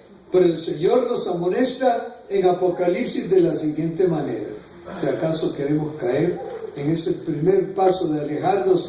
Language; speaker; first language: Spanish; native; Spanish